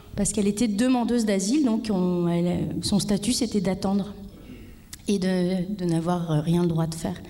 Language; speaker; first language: French; native; French